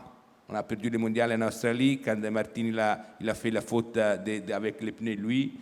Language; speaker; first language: French; non-native, fluent; Italian